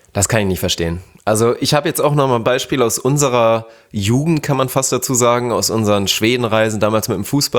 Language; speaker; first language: German; native; German